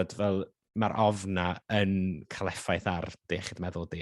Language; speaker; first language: Welsh; native; Welsh